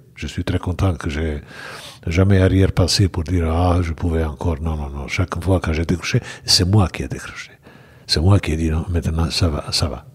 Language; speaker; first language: French; non-native, fluent; Bosnian